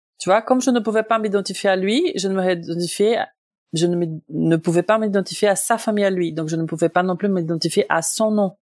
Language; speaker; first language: French; non-native, fluent; Portuguese